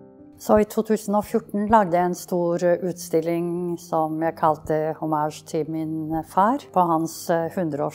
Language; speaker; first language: Norwegian; early bilingual, heritage; Norwegian